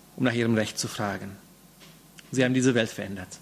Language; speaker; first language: German; native; German